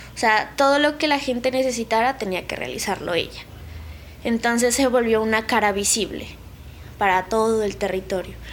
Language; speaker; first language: Spanish; native; Spanish